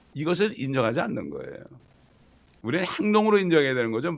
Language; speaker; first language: Korean; native; Korean